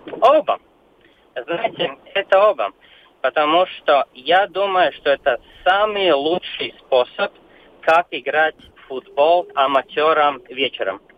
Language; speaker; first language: Russian; non-native, local second language; Latvian